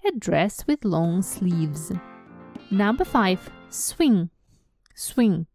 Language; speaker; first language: English; non-native, fluent; Russian